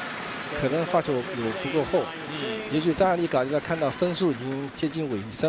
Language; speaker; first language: Chinese; native; Chinese